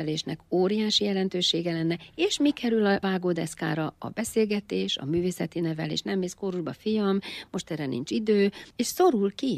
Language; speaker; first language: Hungarian; native; Hungarian